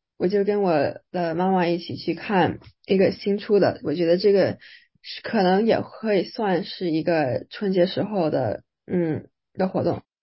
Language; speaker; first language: Chinese; early bilingual, other home language; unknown